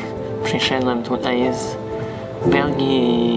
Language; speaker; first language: Polish; non-native, fluent; Serbian